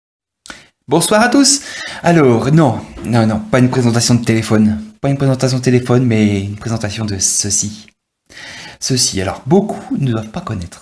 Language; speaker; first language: French; native; French